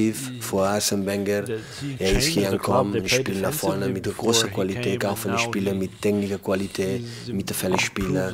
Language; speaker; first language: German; non-native, learner; Catalan